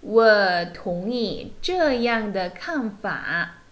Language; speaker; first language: Chinese; non-native, fluent; Korean